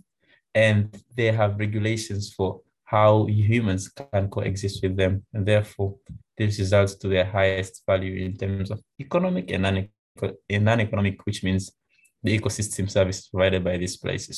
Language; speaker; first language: English; non-native, local second language; Swahili